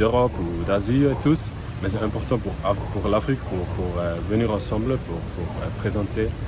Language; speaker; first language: French; non-native, fluent; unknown